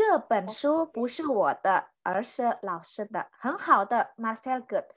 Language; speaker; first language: Chinese; non-native, fluent; Indonesian